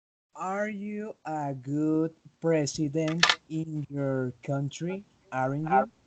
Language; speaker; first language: English; non-native, learner; Spanish